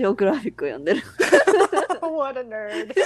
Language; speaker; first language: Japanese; non-native, fluent; English